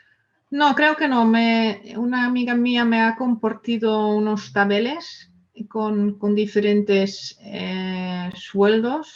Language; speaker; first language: Spanish; non-native, fluent; Dutch